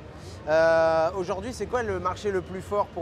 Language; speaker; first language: French; native; French